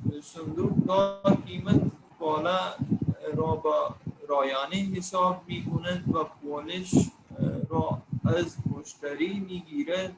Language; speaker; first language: Persian; non-native, learner; Urdu